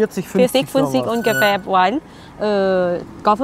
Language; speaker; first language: German; non-native, learner; Thai